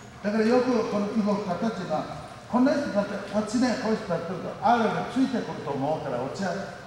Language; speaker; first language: Japanese; native; Japanese